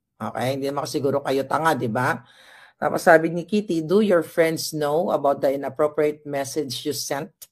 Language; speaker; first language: Filipino; non-native, local second language; Hiligaynon